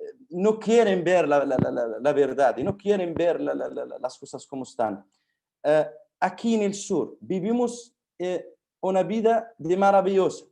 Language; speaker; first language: Spanish; non-native, fluent; Arabic